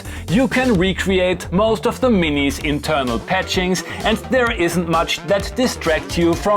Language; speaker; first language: English; non-native, fluent; German